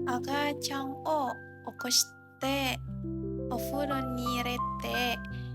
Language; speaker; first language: Japanese; non-native, learner; Indonesian